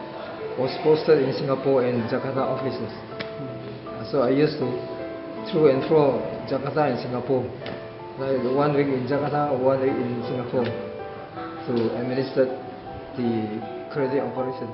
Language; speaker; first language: English; non-native, fluent; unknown